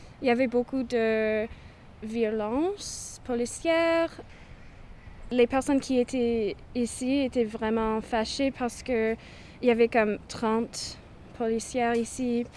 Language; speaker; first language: French; non-native, local second language; English